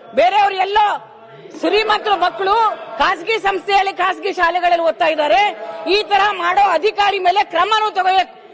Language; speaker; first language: Kannada; non-native, local second language; Urdu